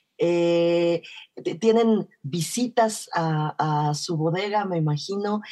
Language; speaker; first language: Spanish; native; Spanish